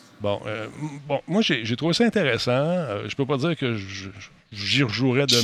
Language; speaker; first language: French; native; French